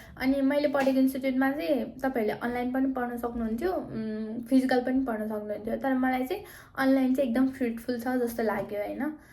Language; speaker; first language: Nepali; native; Nepali